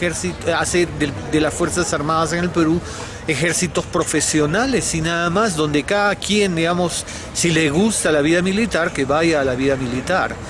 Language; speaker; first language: Spanish; native; Spanish